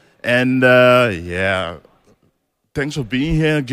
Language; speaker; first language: English; non-native, learner; Dutch